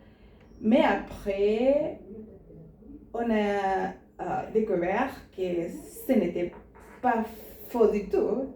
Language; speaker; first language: French; non-native, learner; Spanish